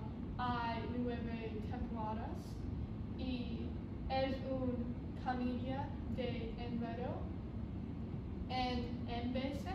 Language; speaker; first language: Spanish; non-native, learner; English